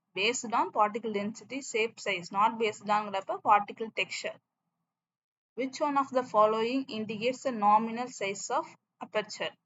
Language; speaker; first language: English; non-native, local second language; Tamil